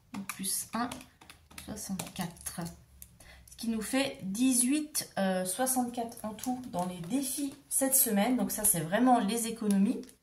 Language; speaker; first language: French; native; French